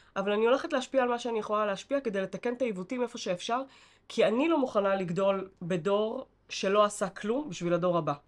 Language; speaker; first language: Hebrew; native; Hebrew